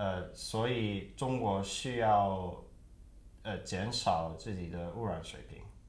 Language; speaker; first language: Chinese; early bilingual, heritage; Chinese